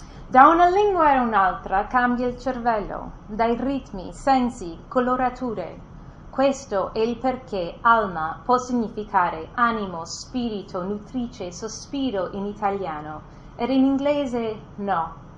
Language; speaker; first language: Italian; non-native, fluent; English